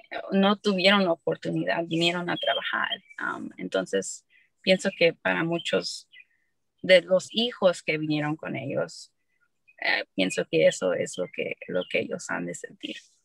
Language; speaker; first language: Spanish; early bilingual, heritage; Spanish